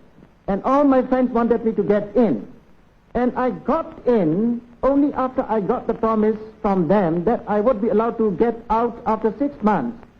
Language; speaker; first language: English; non-native, local second language; Burmese